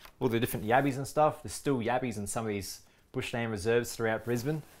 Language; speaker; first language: English; native; English